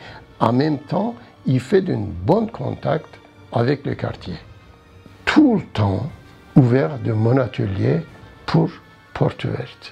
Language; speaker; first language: French; non-native, learner; Turkish